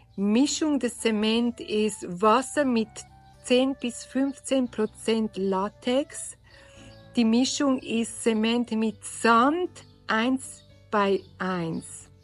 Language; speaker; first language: German; non-native, fluent; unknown